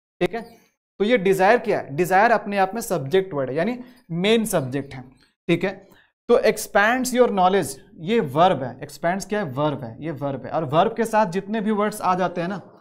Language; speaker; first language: Hindi; native; Hindi